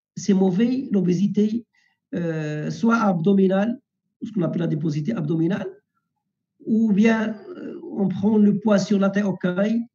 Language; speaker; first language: French; non-native, local second language; Arabic